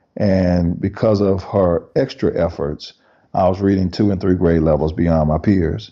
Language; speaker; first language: English; native; English